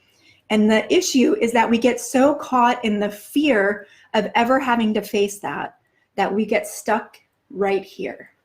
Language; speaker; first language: English; native; English